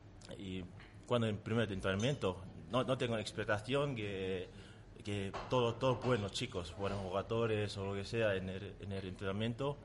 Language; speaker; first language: Spanish; non-native, learner; Tongan